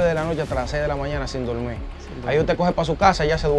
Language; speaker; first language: Spanish; native; Spanish